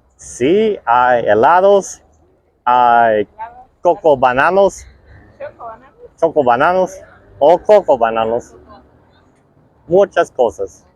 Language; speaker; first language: Spanish; non-native, fluent; English